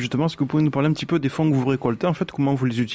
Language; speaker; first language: French; native; French